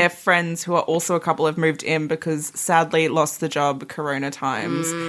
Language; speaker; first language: English; native; English